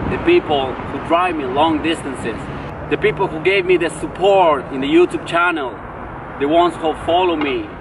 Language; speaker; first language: English; non-native, fluent; Spanish